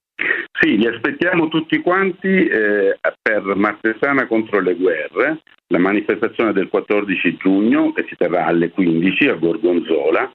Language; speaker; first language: Italian; native; Italian